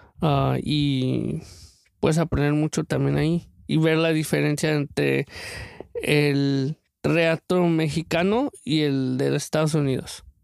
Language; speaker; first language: Spanish; early bilingual, other home language; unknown